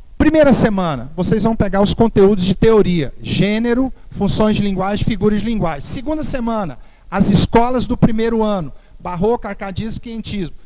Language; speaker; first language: Portuguese; native; Portuguese